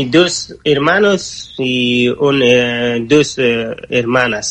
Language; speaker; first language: Spanish; non-native, learner; Persian